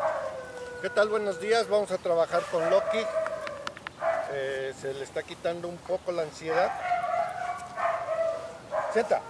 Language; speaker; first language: Spanish; native; Spanish